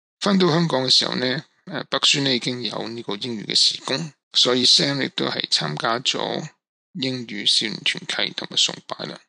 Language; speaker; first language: Cantonese; non-native, local second language; Min Nan Chinese